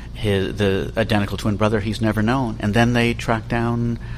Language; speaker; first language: English; native; English